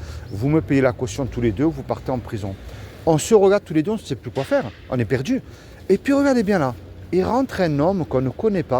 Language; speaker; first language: French; native; French